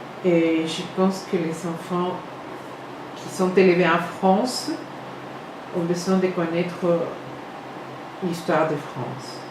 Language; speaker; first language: French; non-native, fluent; Spanish